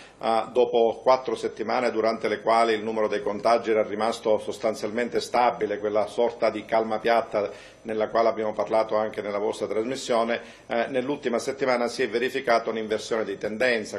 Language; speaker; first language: Italian; native; Italian